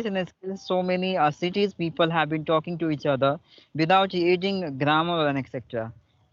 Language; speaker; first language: English; non-native, local second language; Hindi